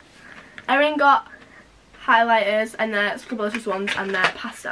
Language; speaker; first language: English; native; English